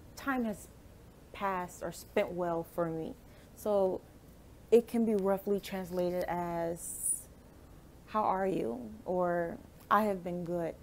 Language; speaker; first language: English; native; English